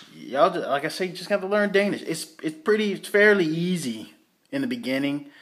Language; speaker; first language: English; native; English